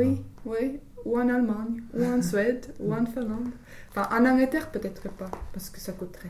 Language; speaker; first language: French; non-native, fluent; English